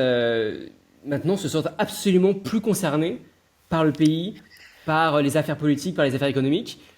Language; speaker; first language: French; native; French